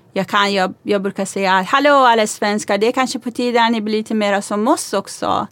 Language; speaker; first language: Swedish; non-native, fluent; Persian